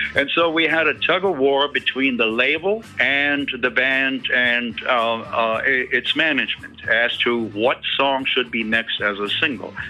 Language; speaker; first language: English; early bilingual, other home language; German